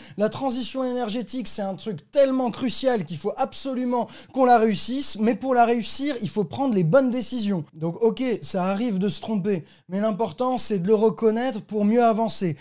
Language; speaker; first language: French; native; French